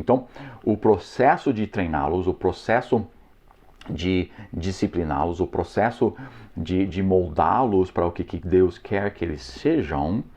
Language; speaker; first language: Portuguese; non-native, fluent; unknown